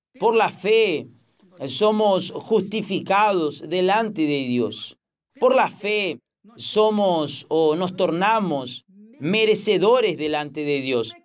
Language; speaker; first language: Spanish; non-native, fluent; Portuguese